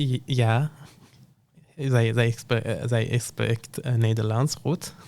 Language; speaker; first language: Dutch; non-native, learner; Persian